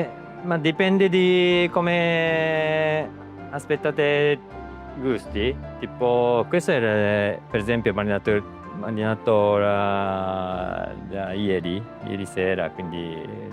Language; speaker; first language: Italian; non-native, learner; Japanese